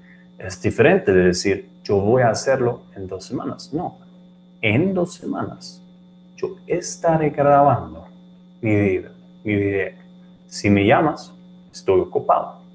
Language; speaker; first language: Spanish; non-native, learner; English